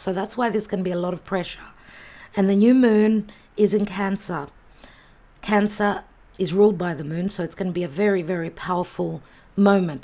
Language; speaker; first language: English; native; English